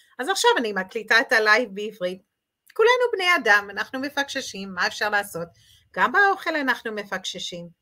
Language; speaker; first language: Hebrew; native; Hebrew